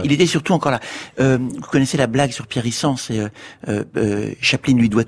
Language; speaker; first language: French; native; French